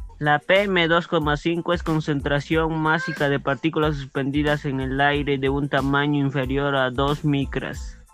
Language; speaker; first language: Spanish; native; Spanish